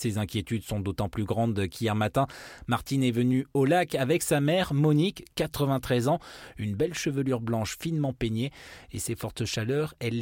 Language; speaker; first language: French; native; French